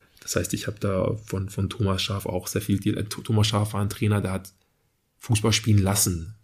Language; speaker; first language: German; early bilingual, other home language; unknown